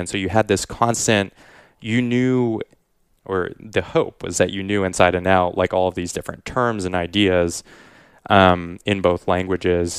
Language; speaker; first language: English; native; English